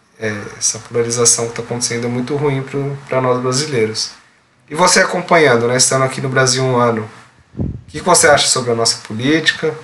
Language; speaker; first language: Portuguese; native; Portuguese